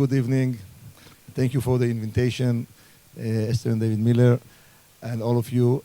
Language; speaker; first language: English; non-native, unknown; Hebrew